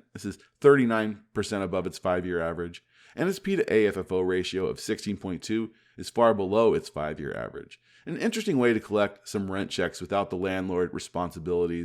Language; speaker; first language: English; native; English